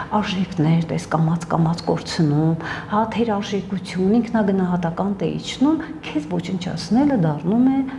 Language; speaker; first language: Armenian; native; Armenian